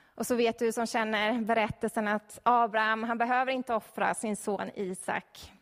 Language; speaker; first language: Swedish; native; Swedish